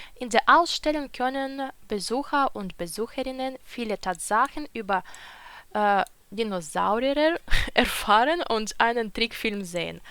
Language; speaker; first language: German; non-native, fluent; Ukrainian